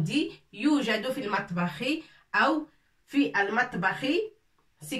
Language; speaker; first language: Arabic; non-native, fluent; French